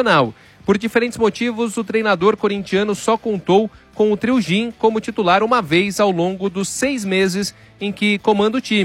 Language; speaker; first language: Portuguese; native; Portuguese